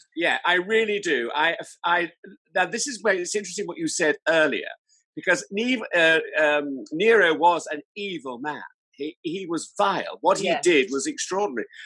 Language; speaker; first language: English; native; English